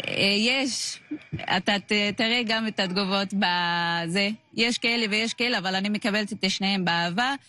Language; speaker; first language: Hebrew; non-native, local second language; Arabic